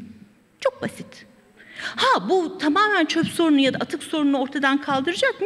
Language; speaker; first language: Turkish; native; Turkish